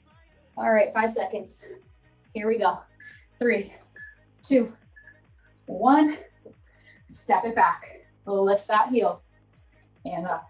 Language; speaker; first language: English; native; English